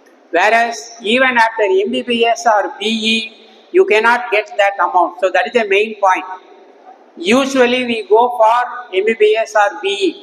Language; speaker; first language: English; non-native, local second language; Tamil